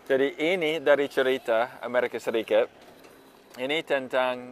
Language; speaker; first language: Indonesian; non-native, fluent; English